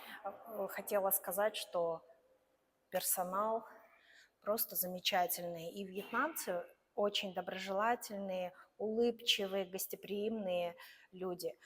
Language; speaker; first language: Russian; native; Russian